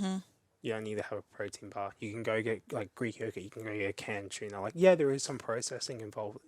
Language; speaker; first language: English; native; English